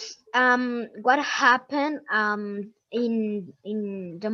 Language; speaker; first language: English; non-native, learner; Spanish